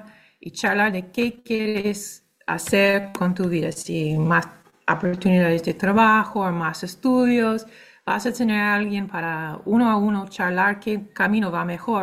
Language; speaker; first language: Spanish; non-native, fluent; English